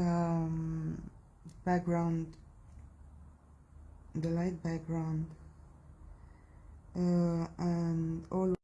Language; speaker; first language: English; non-native, fluent; Arabic